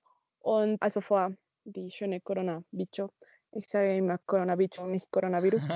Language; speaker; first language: German; non-native, learner; Spanish